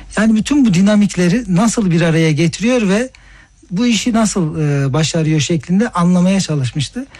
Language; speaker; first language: Turkish; native; Turkish